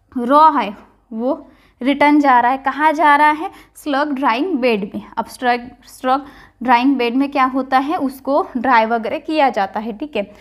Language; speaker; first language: Hindi; non-native, local second language; Marathi